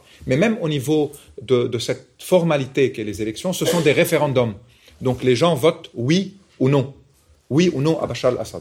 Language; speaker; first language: French; non-native, local second language; Arabic